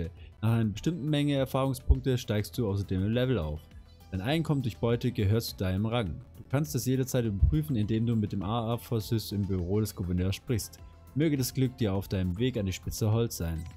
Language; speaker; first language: German; native; German